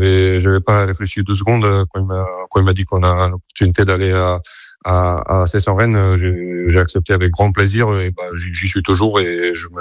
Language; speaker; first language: French; non-native, fluent; Croatian